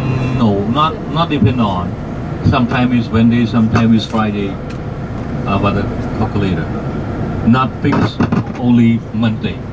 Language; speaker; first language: English; non-native, learner; Khmer